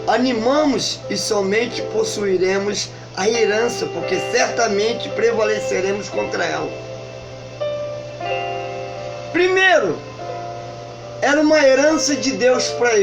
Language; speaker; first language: Portuguese; native; Portuguese